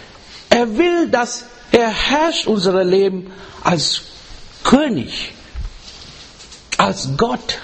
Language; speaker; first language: German; non-native, learner; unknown